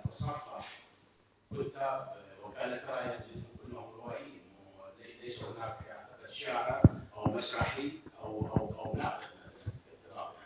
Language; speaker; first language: Arabic; native; Arabic